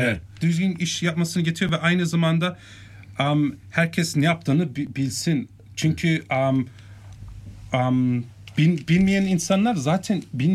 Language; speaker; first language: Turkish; early bilingual, heritage; Turkish